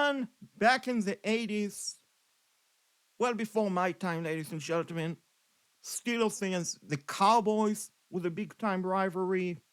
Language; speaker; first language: English; non-native, fluent; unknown